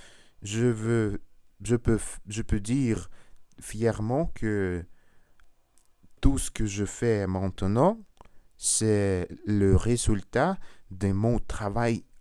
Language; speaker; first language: French; non-native, learner; Russian